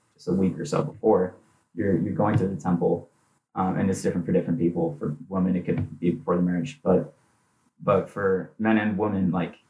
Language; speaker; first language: English; native; English